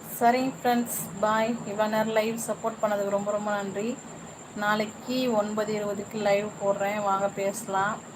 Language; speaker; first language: Tamil; non-native, local second language; Telugu